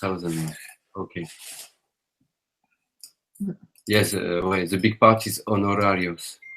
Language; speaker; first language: English; non-native, learner; French